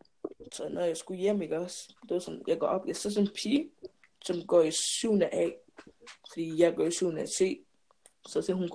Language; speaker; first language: Danish; early bilingual, other home language; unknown